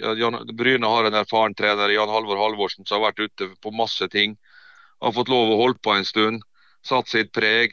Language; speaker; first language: Norwegian; native; Norwegian